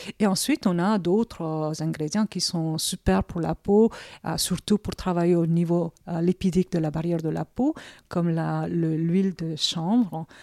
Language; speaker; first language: French; early bilingual, other home language; Korean